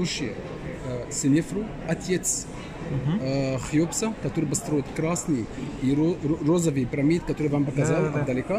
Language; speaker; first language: Russian; non-native, learner; Arabic